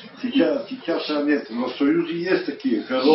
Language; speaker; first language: Russian; non-native, learner; Bulgarian